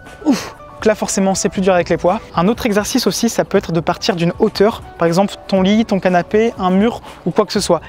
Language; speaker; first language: French; native; French